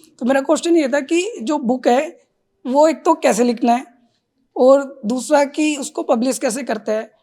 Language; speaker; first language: Hindi; native; Hindi